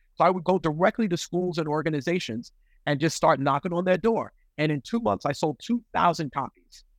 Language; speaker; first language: English; native; English